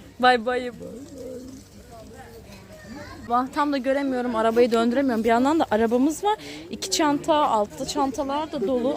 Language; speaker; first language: Turkish; native; Turkish